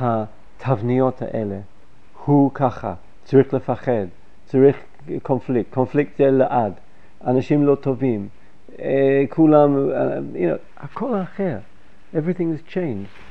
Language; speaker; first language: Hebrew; non-native, fluent; English